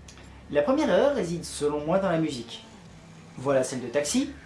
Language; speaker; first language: French; native; French